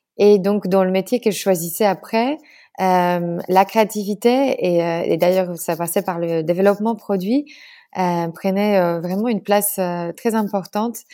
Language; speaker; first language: French; non-native, fluent; Polish